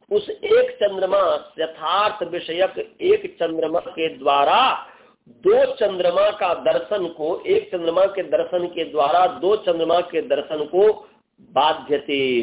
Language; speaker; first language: Hindi; native; Hindi